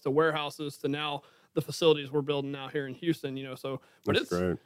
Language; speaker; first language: English; native; English